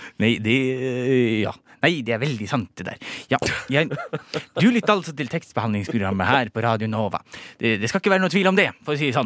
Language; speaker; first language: Norwegian; native; Norwegian